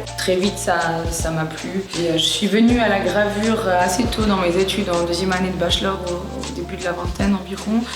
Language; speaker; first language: French; native; French